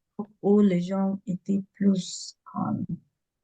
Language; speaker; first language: French; non-native, learner; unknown